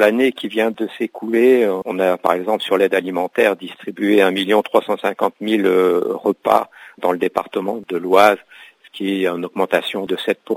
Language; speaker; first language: French; native; French